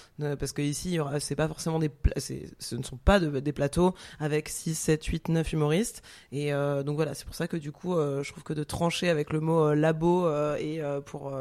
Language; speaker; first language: French; native; French